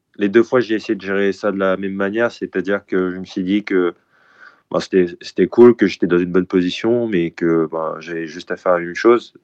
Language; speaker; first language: French; early bilingual, other home language; Korean